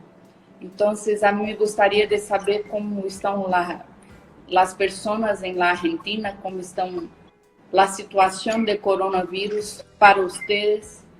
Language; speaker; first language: Spanish; non-native, learner; Portuguese